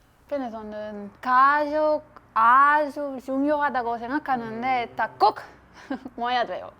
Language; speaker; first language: Korean; non-native, fluent; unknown